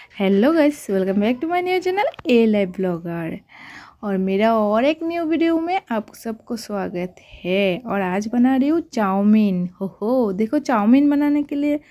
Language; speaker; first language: Hindi; non-native, local second language; Bangla